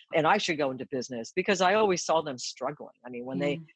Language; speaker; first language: English; early bilingual, other home language; Japanese